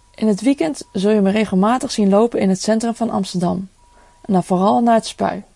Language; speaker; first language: Dutch; early bilingual, other home language; Cantonese